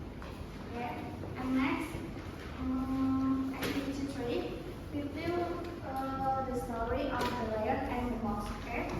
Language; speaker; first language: English; non-native, learner; Indonesian